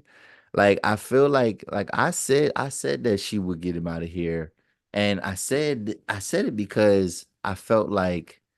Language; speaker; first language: English; native; English